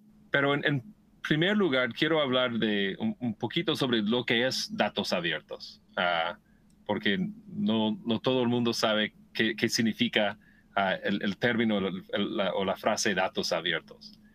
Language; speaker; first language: Spanish; non-native, fluent; English